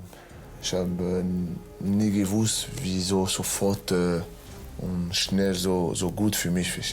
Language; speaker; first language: German; non-native, learner; French